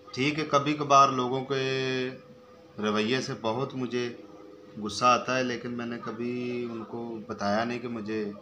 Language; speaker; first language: Urdu; non-native, local second language; Punjabi